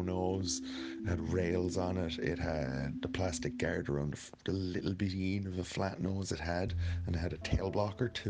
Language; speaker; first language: English; native; English